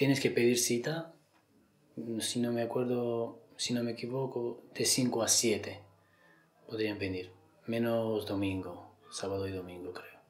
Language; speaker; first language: Spanish; non-native, learner; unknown